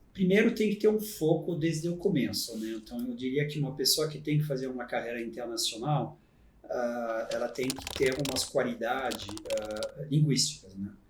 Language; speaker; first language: Portuguese; non-native, fluent; French